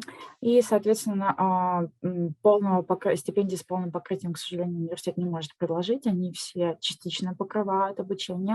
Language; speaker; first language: Russian; native; Russian